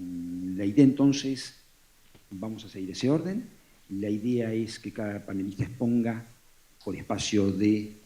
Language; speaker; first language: Spanish; native; Spanish